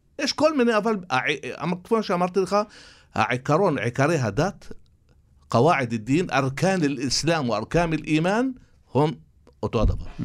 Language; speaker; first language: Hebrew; non-native, local second language; Arabic